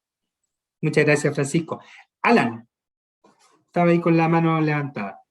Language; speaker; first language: Spanish; native; Spanish